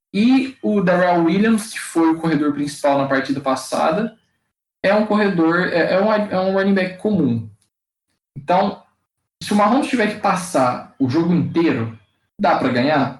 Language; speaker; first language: Portuguese; native; Portuguese